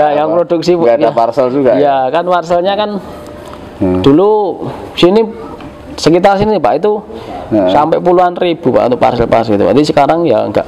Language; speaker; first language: Indonesian; native; Indonesian